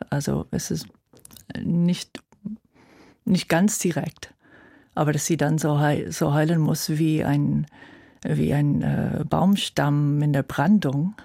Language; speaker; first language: German; non-native, fluent; English